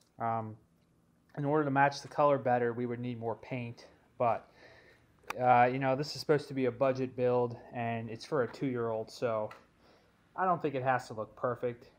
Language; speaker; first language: English; native; English